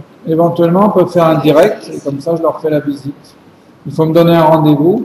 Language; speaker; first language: French; native; French